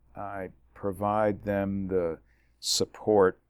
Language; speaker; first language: English; native; English